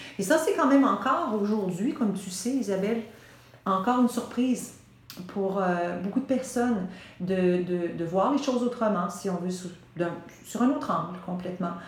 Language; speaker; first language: French; native; French